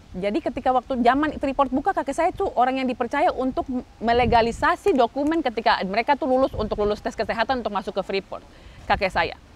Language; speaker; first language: Indonesian; native; Indonesian